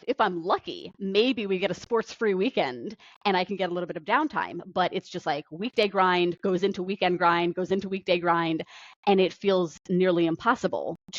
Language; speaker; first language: English; native; English